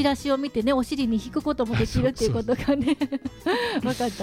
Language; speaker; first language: Japanese; native; Japanese